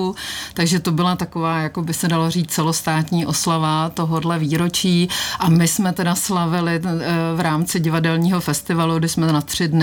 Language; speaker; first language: Czech; native; Czech